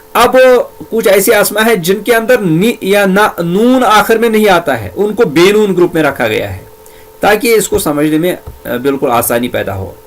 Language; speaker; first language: Urdu; native; Urdu